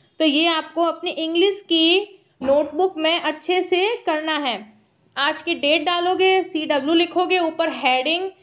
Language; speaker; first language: Hindi; native; Hindi